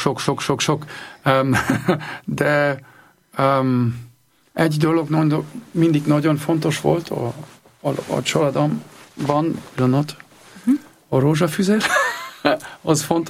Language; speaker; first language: Hungarian; non-native, learner; German